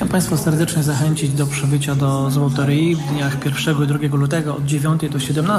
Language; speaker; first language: Polish; native; Polish